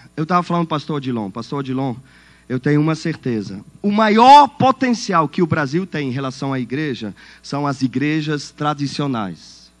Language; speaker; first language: Portuguese; non-native, fluent; Swiss German